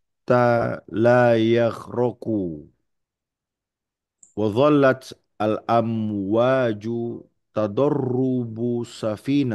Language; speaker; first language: Arabic; non-native, learner; Indonesian